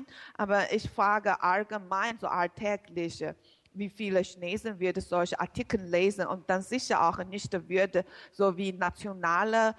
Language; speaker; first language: German; non-native, learner; Chinese